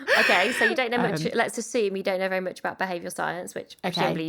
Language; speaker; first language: English; native; English